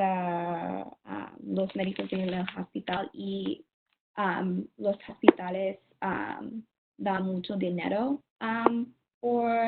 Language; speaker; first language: Spanish; non-native, learner; English